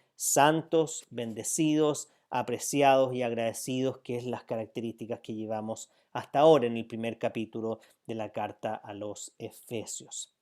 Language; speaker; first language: Spanish; native; Spanish